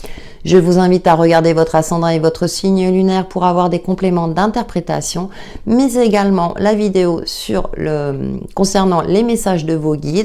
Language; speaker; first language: French; native; French